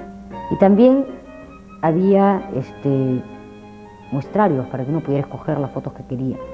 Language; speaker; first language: Spanish; native; Spanish